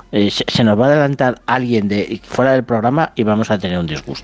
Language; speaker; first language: Spanish; native; Spanish